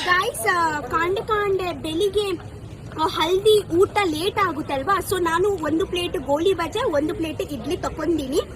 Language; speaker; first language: Kannada; non-native, local second language; Tulu